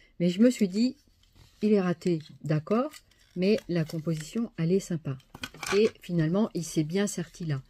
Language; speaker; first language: French; native; French